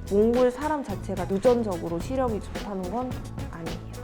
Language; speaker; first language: Korean; non-native, fluent; Mongolian